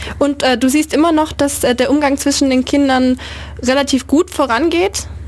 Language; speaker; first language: German; native; German